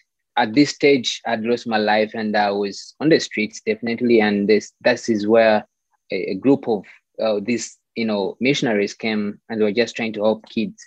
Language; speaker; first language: English; non-native, local second language; Ganda